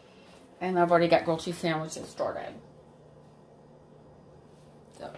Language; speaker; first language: English; native; English